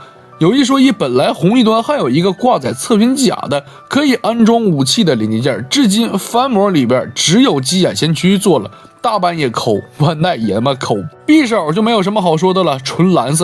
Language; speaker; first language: Chinese; native; Chinese